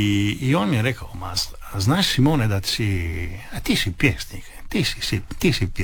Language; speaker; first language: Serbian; early bilingual, heritage; Italian